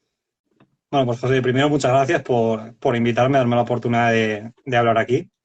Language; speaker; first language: Spanish; native; Spanish